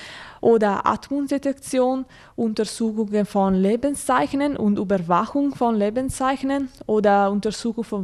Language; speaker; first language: German; non-native, fluent; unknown